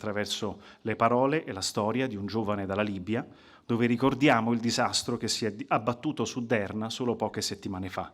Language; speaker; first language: Italian; native; Italian